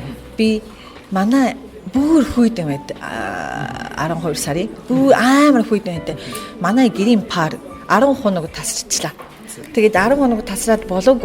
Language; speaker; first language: Mongolian; non-native, fluent; Japanese